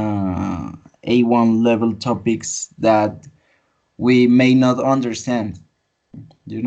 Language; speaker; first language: English; non-native, fluent; Spanish